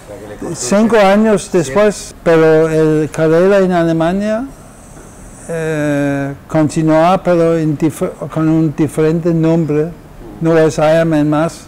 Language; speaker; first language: Spanish; non-native, fluent; Danish